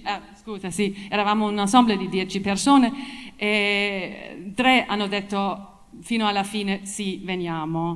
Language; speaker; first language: Italian; non-native, fluent; German